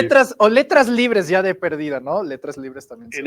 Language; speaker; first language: Spanish; native; Spanish